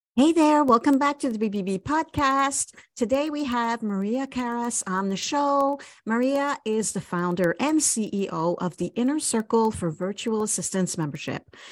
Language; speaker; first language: English; native; English